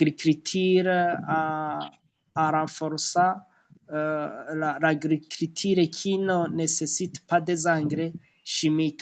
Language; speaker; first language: French; non-native, local second language; Rundi